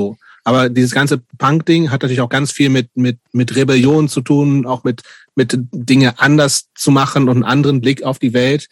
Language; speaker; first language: German; native; German